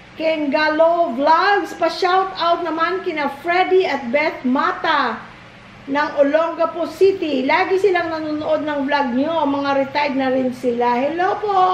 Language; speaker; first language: Filipino; native; Filipino